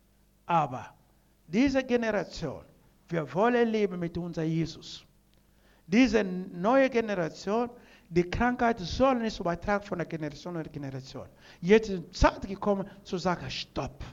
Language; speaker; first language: German; non-native, learner; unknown